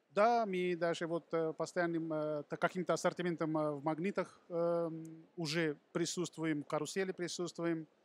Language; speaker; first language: Russian; non-native, fluent; Sinhala